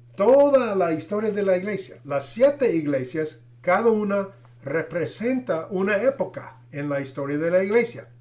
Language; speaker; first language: Spanish; non-native, fluent; English